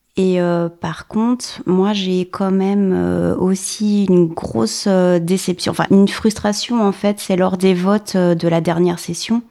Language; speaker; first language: French; native; French